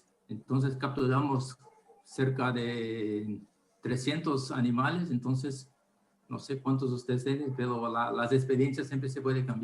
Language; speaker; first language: Spanish; non-native, learner; Portuguese